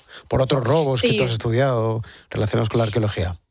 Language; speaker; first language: Spanish; native; Spanish